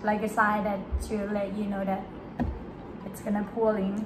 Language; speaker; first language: English; non-native, fluent; Thai